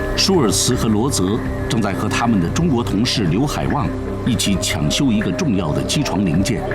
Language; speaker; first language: Chinese; native; Chinese